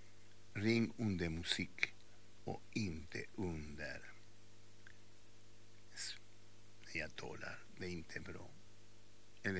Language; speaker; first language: Swedish; non-native, fluent; Spanish